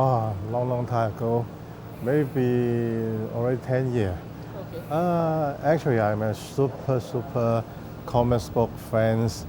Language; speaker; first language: English; non-native, fluent; Cantonese